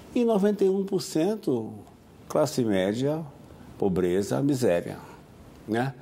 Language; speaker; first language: Portuguese; native; Portuguese